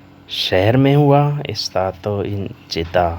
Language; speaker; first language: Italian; non-native, learner; Urdu